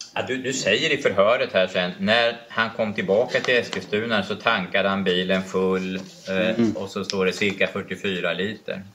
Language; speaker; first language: Swedish; native; Swedish